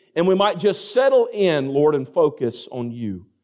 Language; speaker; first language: English; native; English